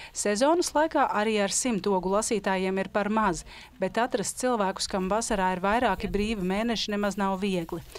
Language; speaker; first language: Latvian; native; Latvian